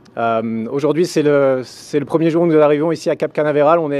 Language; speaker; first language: French; native; French